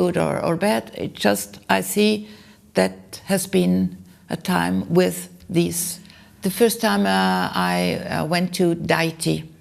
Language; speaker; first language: English; non-native, learner; German